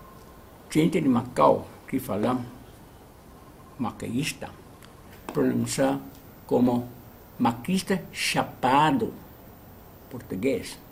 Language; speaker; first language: Portuguese; non-native, learner; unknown